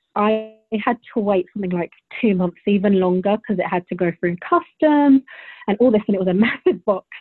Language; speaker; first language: English; early bilingual, other home language; Bulgarian